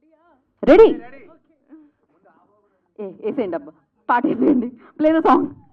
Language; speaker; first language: Telugu; native; Telugu